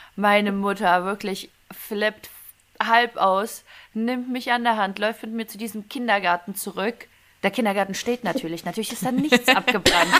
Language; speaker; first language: German; early bilingual, other home language; Ukrainian